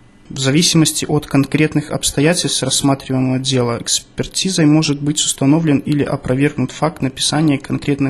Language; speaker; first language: Russian; native; Russian